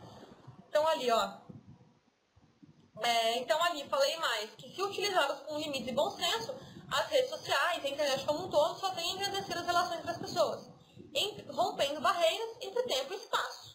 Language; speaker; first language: Portuguese; native; Portuguese